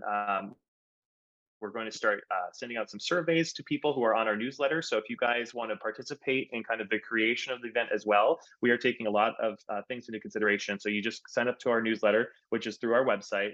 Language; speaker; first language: English; native; English